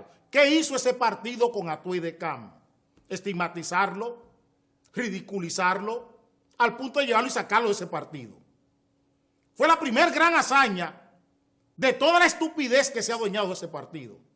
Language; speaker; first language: Spanish; native; Spanish